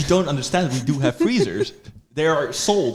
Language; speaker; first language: English; non-native, fluent; Dutch